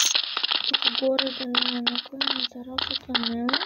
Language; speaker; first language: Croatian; non-native, learner; Macedonian